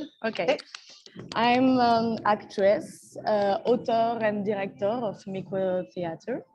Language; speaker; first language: English; non-native, learner; French